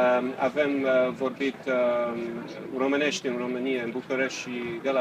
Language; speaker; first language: Romanian; non-native, learner; English